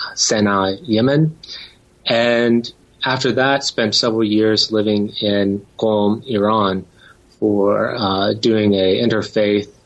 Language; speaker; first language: English; native; English